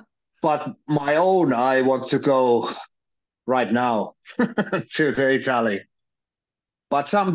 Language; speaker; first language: English; non-native, learner; Finnish